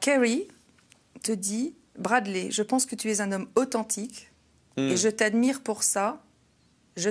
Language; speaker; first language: French; native; French